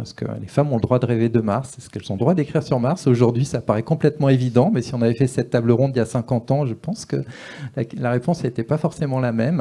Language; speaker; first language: French; native; French